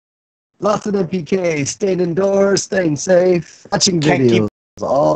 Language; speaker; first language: English; native; English